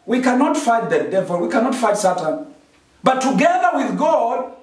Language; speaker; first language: English; non-native, local second language; Swahili